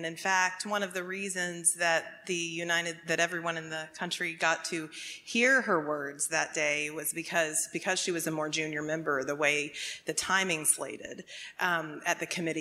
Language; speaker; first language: English; native; English